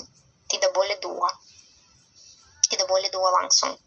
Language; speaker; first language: Indonesian; non-native, fluent; Russian